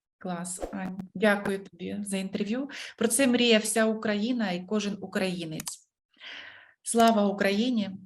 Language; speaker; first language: Ukrainian; native; Ukrainian